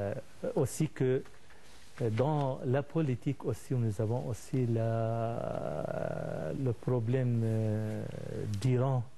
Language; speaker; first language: French; non-native, fluent; Arabic